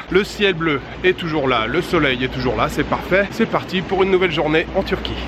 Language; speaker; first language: French; native; French